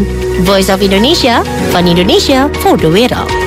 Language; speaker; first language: Dutch; non-native, fluent; Indonesian